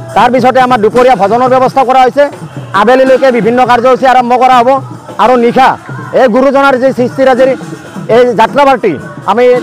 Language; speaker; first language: Assamese; native; Assamese